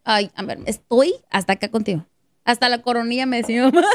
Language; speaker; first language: Spanish; early bilingual, heritage; Spanish